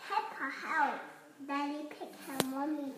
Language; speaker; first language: Chinese; early bilingual, heritage; Chinese